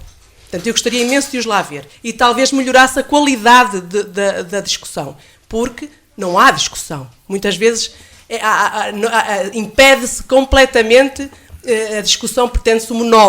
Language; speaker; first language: Portuguese; native; Portuguese